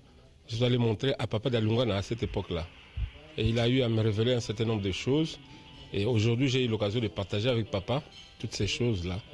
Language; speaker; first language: French; non-native, local second language; Kongo